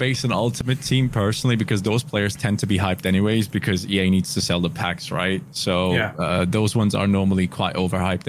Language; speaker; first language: English; non-native, fluent; German